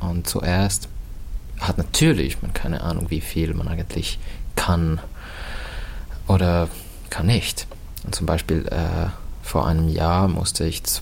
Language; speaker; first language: German; non-native, fluent; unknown